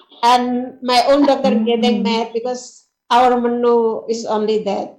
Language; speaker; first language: English; non-native, learner; Indonesian